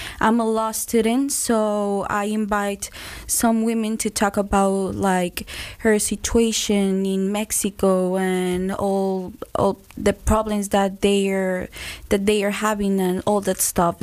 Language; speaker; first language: English; non-native, fluent; Spanish